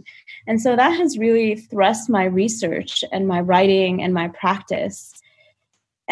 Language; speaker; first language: English; native; English